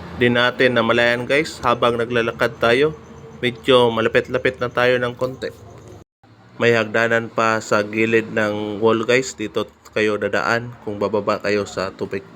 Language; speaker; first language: Filipino; non-native, local second language; Cebuano